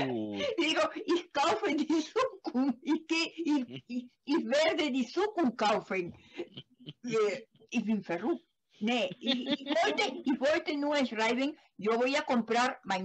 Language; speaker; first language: German; non-native, learner; Spanish